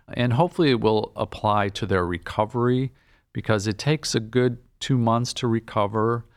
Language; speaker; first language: English; native; English